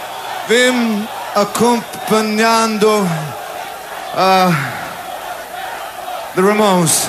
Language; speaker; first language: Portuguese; non-native, learner; English